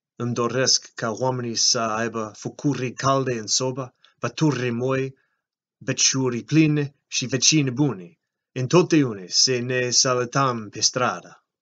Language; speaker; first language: Romanian; non-native, learner; English